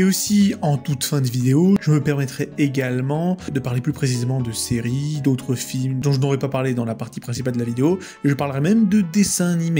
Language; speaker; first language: French; native; French